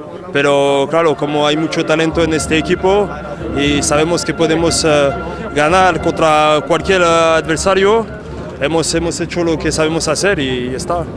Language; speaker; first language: Spanish; non-native, fluent; French